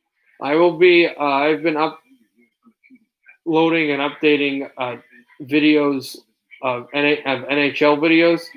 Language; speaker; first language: English; native; English